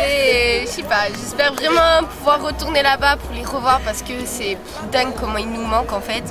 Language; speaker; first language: French; native; French